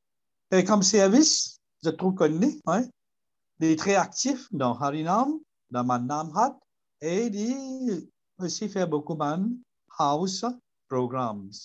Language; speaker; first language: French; non-native, learner; Morisyen